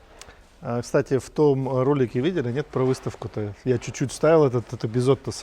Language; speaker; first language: Russian; native; Russian